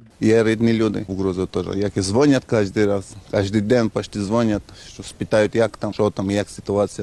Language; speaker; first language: Ukrainian; non-native, learner; Georgian